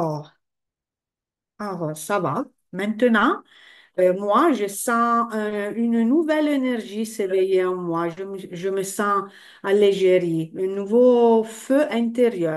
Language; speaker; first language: French; non-native, fluent; Italian